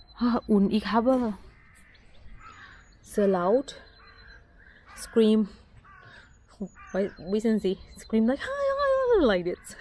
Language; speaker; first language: German; non-native, learner; Thai